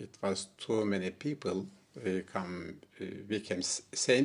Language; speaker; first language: English; non-native, learner; Turkish